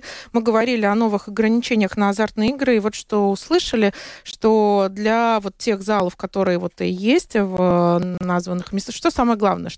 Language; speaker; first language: Russian; native; Russian